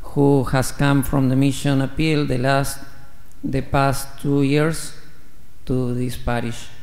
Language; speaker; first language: English; non-native, learner; Spanish